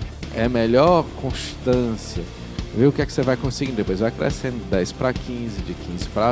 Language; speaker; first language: Portuguese; native; Portuguese